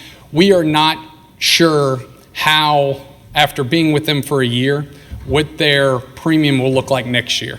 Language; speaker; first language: English; native; English